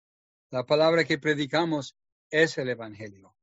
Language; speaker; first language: Spanish; non-native, fluent; English